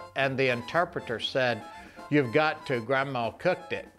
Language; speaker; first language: English; native; English